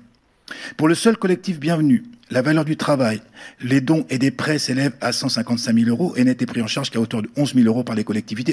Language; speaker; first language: French; native; French